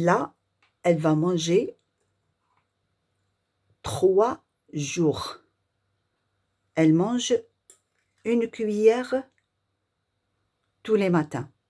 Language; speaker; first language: French; non-native, local second language; Arabic